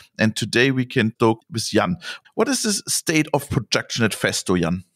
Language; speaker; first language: English; non-native, fluent; German